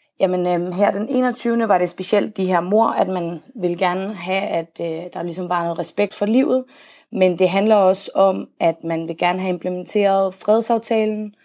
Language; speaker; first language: Danish; native; Danish